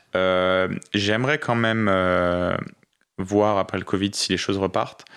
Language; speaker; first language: French; native; French